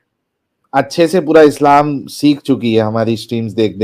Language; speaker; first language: Hindi; native; Hindi